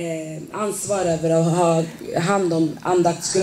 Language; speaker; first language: Swedish; non-native, fluent; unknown